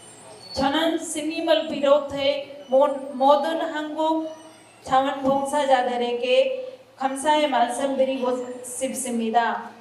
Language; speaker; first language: Korean; non-native, learner; Hindi